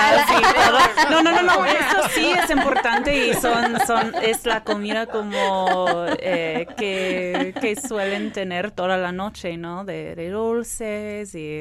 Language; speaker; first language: Spanish; non-native, fluent; English